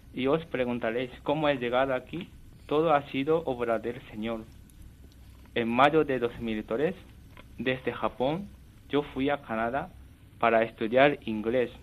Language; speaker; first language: Spanish; non-native, fluent; Japanese